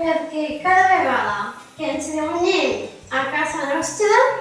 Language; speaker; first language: Catalan; non-native, local second language; Spanish